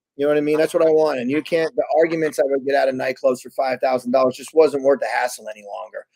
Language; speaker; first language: English; native; English